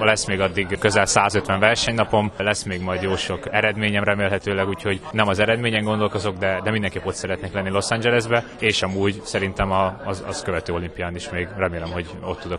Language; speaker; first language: Hungarian; native; Hungarian